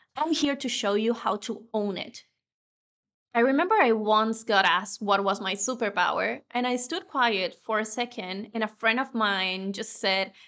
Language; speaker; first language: English; non-native, fluent; Spanish